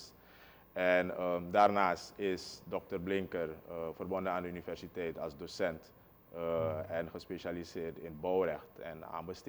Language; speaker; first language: Dutch; native; Dutch